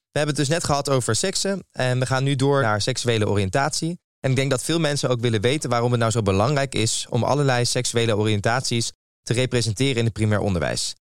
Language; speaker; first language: Dutch; native; Dutch